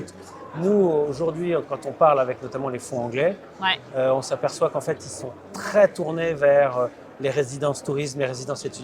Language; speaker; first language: French; native; French